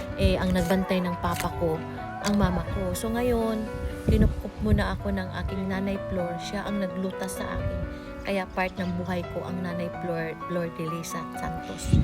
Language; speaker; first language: Filipino; non-native, local second language; Cebuano